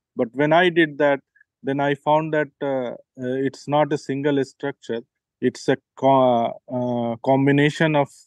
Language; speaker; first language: English; non-native, local second language; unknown